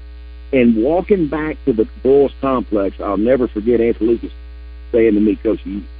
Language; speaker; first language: English; native; English